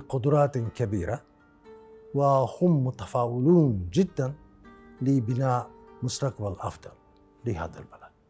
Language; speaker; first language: Arabic; non-native, fluent; Japanese